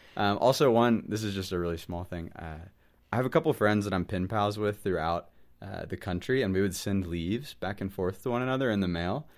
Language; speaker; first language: English; native; English